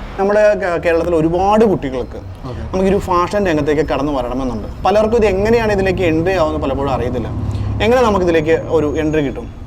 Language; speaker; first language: Malayalam; native; Malayalam